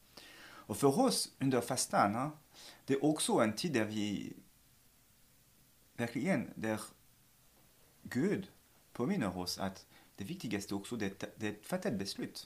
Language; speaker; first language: Swedish; non-native, fluent; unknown